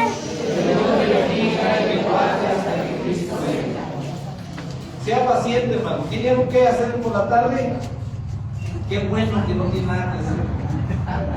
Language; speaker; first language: Spanish; native; Spanish